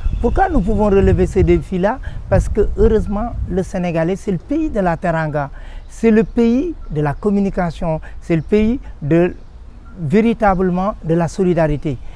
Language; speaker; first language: French; non-native, local second language; Wolof